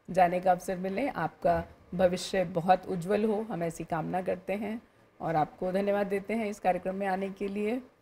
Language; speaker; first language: Hindi; native; Hindi